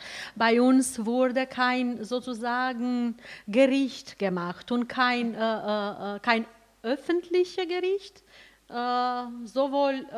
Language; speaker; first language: German; non-native, fluent; Albanian